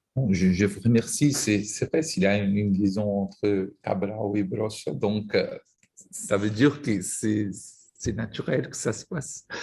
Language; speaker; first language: French; non-native, fluent; Portuguese